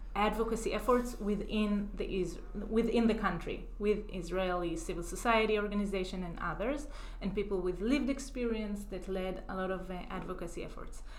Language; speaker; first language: English; non-native, fluent; Hebrew